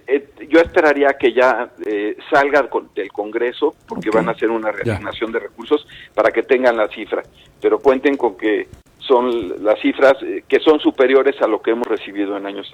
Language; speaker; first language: Spanish; native; Spanish